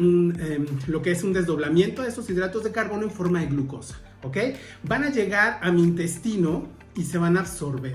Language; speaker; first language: Spanish; native; Spanish